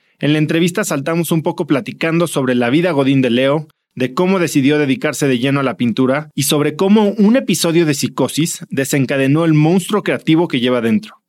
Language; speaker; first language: Spanish; native; Spanish